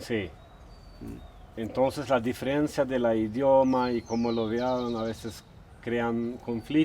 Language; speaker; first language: Spanish; non-native, fluent; Swedish